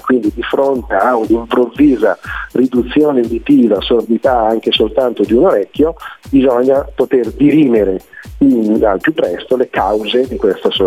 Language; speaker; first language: Italian; native; Italian